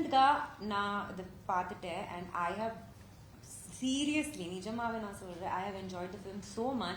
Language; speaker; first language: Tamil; non-native, learner; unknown